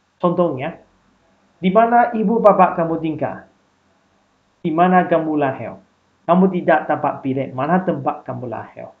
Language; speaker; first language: Malay; non-native, local second language; Chinese